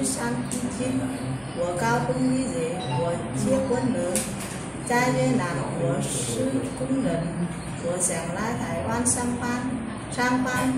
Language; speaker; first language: Chinese; non-native, learner; Vietnamese